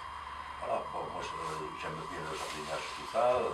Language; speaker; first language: French; native; French